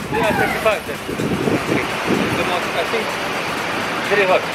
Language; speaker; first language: English; non-native, local second language; Hindi